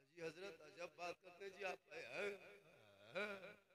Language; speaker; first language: Hindi; native; Hindi